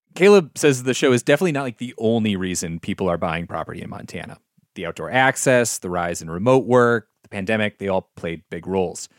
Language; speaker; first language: English; native; English